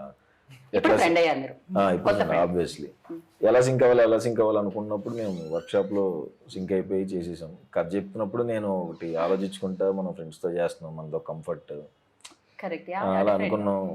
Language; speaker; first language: Telugu; native; Telugu